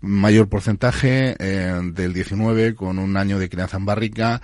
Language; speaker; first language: Spanish; native; Spanish